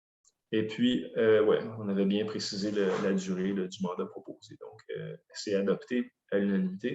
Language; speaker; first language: French; native; French